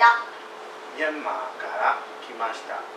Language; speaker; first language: Japanese; non-native, learner; Burmese